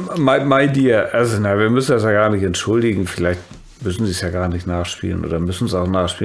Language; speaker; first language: German; native; German